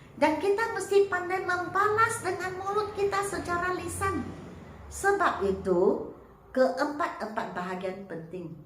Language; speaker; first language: Malay; non-native, local second language; Chinese